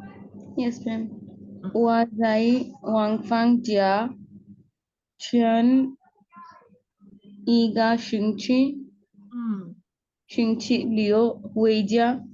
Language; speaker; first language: Chinese; non-native, learner; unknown